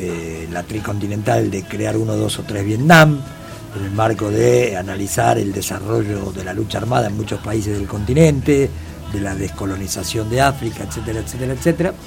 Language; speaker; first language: Spanish; native; Spanish